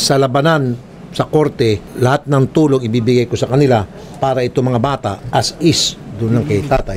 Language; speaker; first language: Filipino; native; Filipino